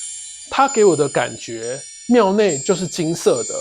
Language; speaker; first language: Chinese; native; Chinese